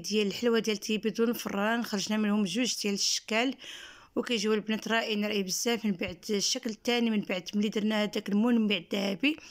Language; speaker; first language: Arabic; native; Arabic